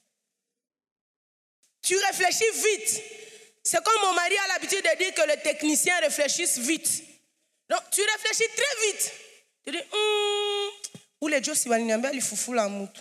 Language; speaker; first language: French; non-native, local second language; Swahili